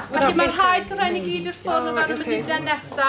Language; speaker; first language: Welsh; native; Welsh